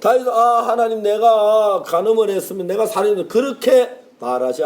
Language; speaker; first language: Korean; native; Korean